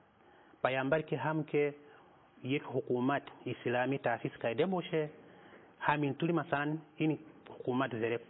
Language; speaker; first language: Persian; non-native, fluent; Nyanja